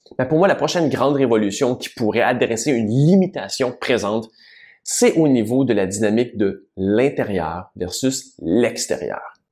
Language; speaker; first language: French; native; French